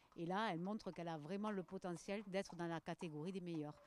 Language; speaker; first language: French; native; French